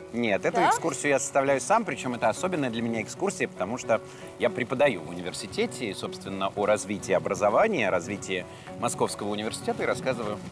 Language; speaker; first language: Russian; native; Russian